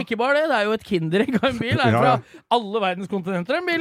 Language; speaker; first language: Norwegian; native; Norwegian